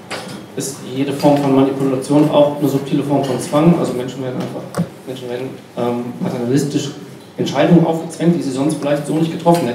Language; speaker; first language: German; native; German